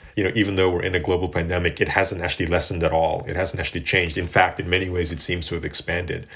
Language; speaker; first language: English; native; English